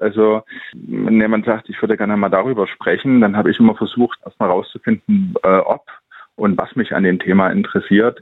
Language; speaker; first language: German; native; German